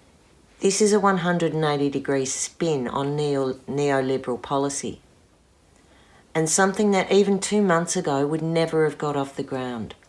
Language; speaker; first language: English; native; English